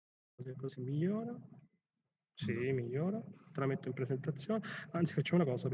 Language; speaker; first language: Italian; native; Italian